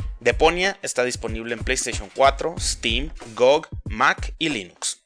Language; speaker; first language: Spanish; native; Spanish